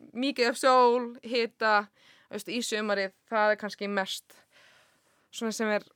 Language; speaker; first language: Icelandic; non-native, fluent; English